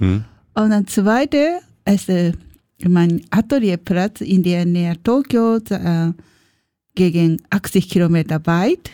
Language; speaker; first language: German; non-native, learner; Japanese